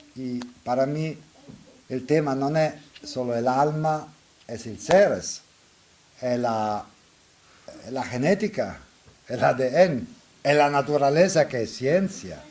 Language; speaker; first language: Spanish; non-native, learner; Italian